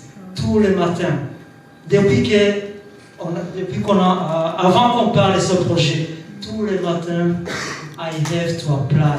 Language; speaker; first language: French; non-native, local second language; Rundi